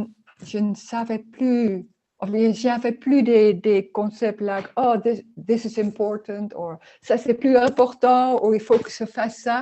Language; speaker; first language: French; non-native, learner; Dutch